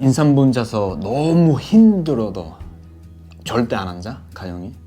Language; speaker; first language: Korean; non-native, fluent; Spanish